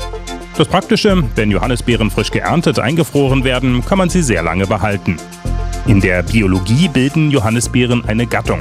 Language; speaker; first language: German; native; German